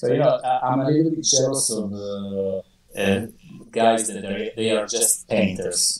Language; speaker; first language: English; non-native, fluent; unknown